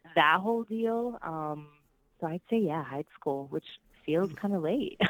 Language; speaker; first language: English; early bilingual, other home language; Spanish